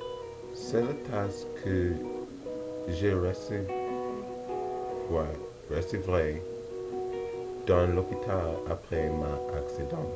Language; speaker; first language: French; non-native, learner; English